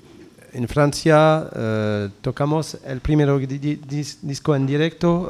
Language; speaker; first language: Spanish; non-native, learner; French